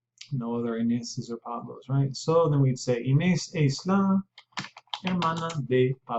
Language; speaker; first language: Spanish; non-native, fluent; English